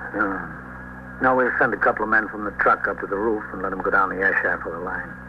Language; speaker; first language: English; native; English